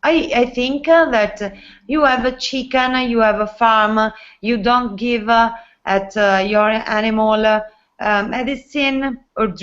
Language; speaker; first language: English; non-native, learner; Italian